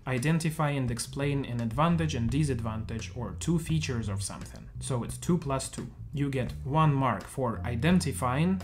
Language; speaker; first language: English; non-native, fluent; Russian